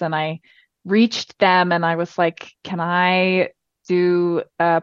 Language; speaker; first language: English; native; English